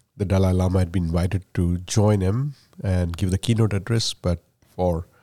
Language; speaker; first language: English; non-native, local second language; Malayalam